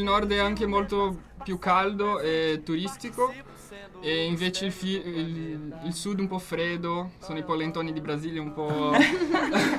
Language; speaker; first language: Italian; non-native, fluent; Portuguese